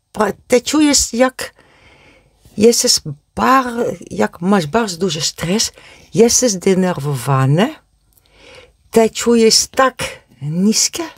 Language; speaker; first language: Polish; non-native, learner; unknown